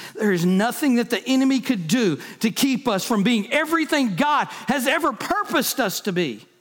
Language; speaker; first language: English; native; English